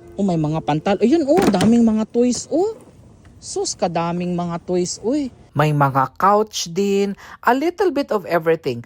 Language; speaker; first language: Filipino; non-native, local second language; Cebuano